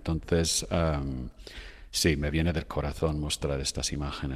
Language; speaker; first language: Spanish; non-native, fluent; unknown